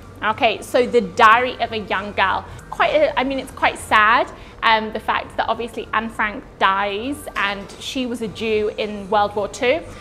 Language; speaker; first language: English; native; English